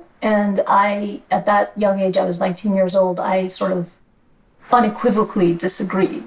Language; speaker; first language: English; native; English